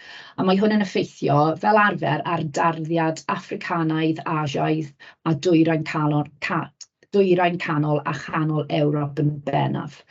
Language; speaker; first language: Welsh; native; Welsh